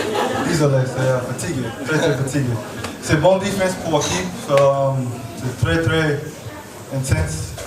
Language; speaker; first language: French; non-native, learner; English